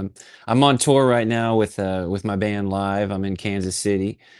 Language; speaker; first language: English; native; English